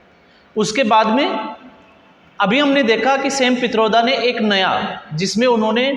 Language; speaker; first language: Hindi; native; Hindi